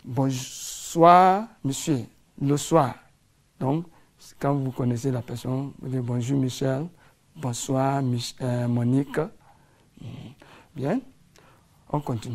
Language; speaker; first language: French; non-native, fluent; English